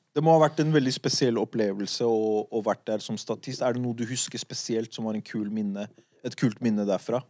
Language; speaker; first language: Norwegian; early bilingual, other home language; Kurdish